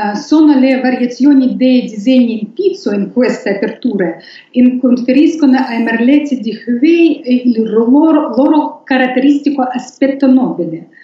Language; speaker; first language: Italian; non-native, learner; Russian